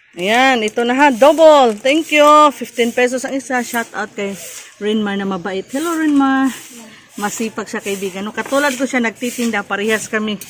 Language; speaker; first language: Filipino; non-native, local second language; Cebuano